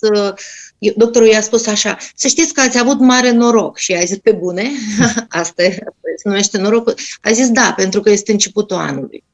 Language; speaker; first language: Romanian; non-native, fluent; Russian